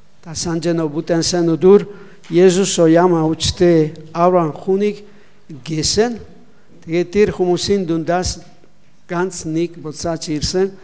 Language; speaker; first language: Mongolian; non-native, learner; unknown